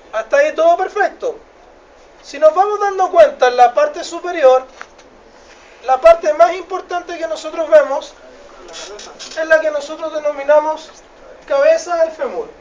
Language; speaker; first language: Spanish; native; Spanish